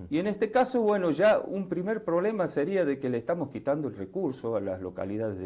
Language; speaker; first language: Spanish; native; Spanish